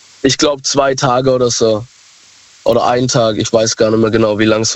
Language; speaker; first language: German; native; German